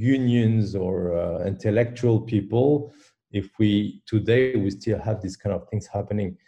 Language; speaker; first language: English; non-native, fluent; French